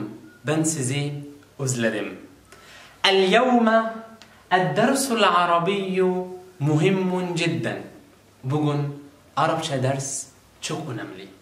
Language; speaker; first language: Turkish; non-native, learner; Arabic